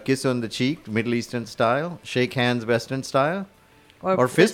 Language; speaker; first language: English; non-native, local second language; Gujarati